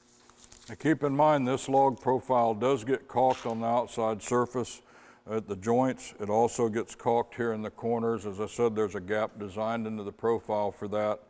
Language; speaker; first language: English; native; English